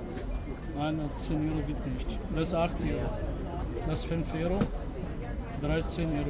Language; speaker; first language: German; non-native, learner; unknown